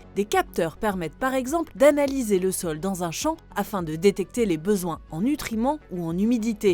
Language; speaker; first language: French; native; French